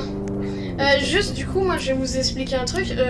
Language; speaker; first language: French; native; French